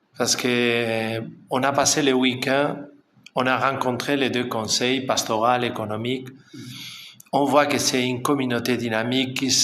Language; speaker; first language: French; non-native, fluent; Spanish